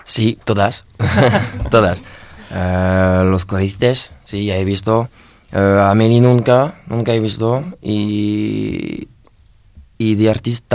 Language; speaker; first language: Spanish; non-native, learner; French